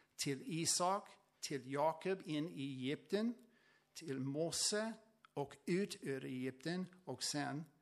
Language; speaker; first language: Swedish; non-native, fluent; English